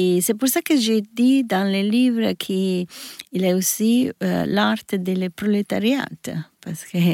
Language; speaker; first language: French; non-native, learner; Italian